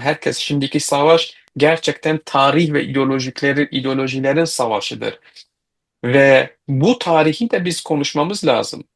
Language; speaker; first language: Turkish; non-native, fluent; Kurdish